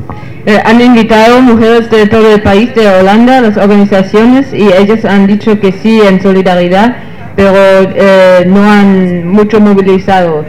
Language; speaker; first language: Spanish; non-native, fluent; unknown